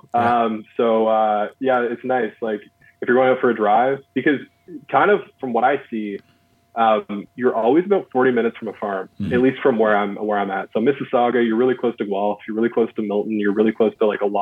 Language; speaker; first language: English; native; English